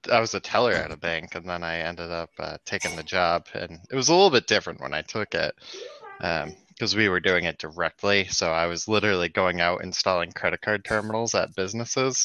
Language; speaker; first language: English; native; English